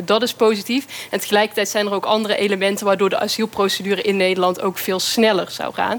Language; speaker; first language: Dutch; native; Dutch